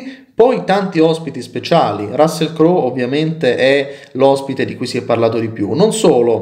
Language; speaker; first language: Italian; native; Italian